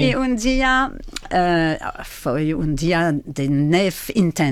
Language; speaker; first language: Portuguese; non-native, fluent; French